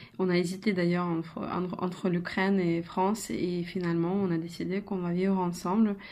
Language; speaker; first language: French; non-native, fluent; Ukrainian